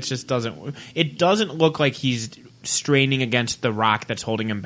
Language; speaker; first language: English; native; English